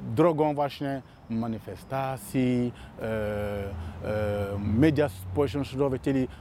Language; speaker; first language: Polish; non-native, fluent; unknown